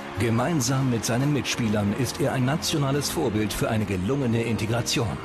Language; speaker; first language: German; native; German